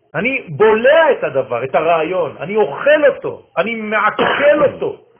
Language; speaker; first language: Hebrew; non-native, fluent; French